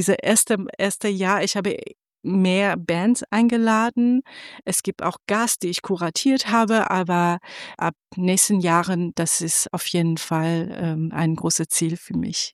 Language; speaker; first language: German; non-native, fluent; Persian